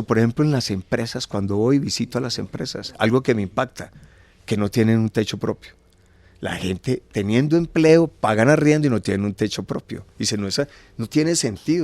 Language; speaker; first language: Spanish; native; Spanish